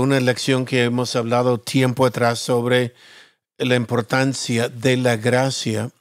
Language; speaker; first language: Spanish; non-native, fluent; English